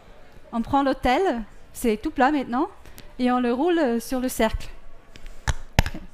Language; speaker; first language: French; non-native, fluent; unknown